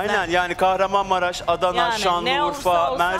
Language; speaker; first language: Turkish; native; Turkish